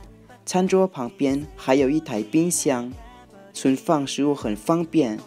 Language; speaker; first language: Chinese; non-native, learner; Thai